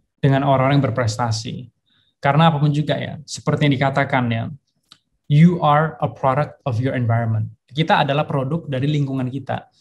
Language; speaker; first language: Indonesian; early bilingual, heritage; Indonesian